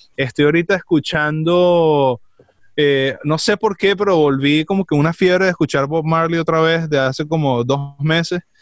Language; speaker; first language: Spanish; native; Spanish